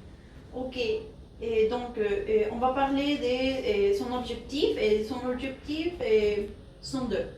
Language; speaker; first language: French; non-native, learner; Spanish